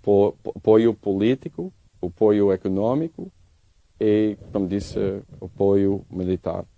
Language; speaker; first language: Portuguese; non-native, learner; English